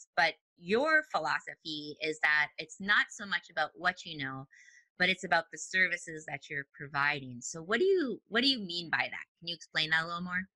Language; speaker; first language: English; native; English